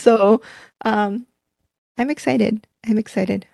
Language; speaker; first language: English; early bilingual, other home language; Spanish